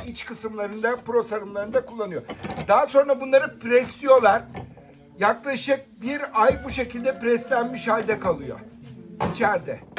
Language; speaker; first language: Turkish; native; Turkish